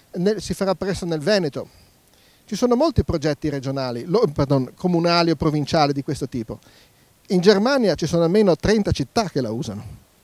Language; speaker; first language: Italian; native; Italian